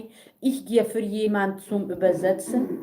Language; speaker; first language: German; non-native, learner; Kurdish